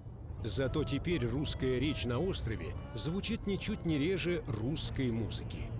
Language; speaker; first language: Russian; native; Russian